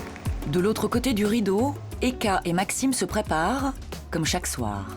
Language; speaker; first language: French; native; French